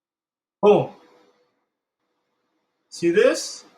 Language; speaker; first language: English; native; English